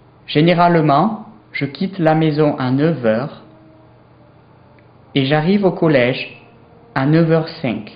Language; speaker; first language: French; non-native, learner; English